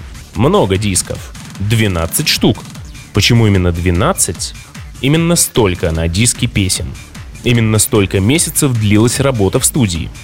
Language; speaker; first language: Russian; native; Russian